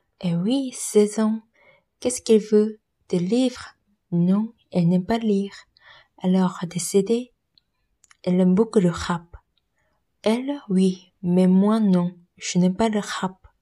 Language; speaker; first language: French; non-native, learner; Korean